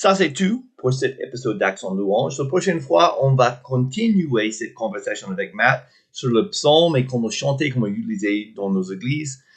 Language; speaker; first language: French; non-native, fluent; English